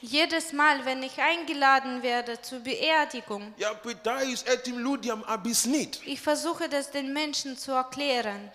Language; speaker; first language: German; non-native, fluent; Russian